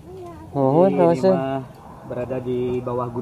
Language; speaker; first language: Indonesian; non-native, local second language; Sundanese